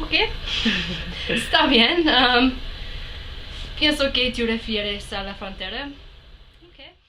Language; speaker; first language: Spanish; early bilingual, heritage; Spanish